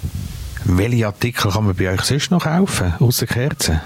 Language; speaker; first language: German; native; German